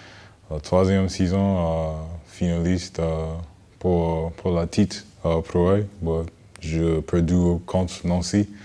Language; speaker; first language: French; non-native, learner; English